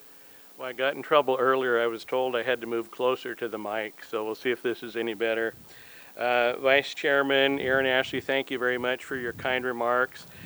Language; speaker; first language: English; native; English